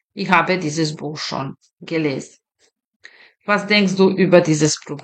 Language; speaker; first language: German; non-native, fluent; Serbian